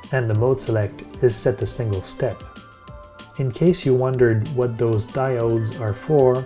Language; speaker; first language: English; native; English